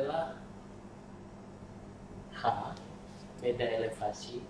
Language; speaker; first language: Indonesian; native; Indonesian